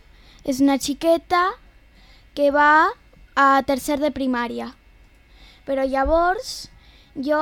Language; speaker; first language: Catalan; non-native, local second language; Spanish